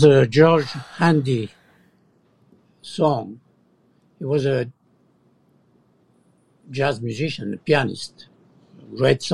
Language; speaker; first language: English; non-native, fluent; French